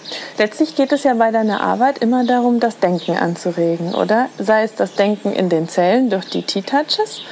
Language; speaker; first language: German; native; German